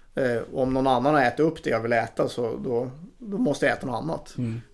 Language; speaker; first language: Swedish; native; Swedish